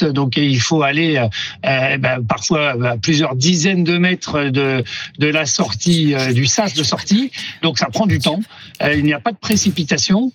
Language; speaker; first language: French; native; French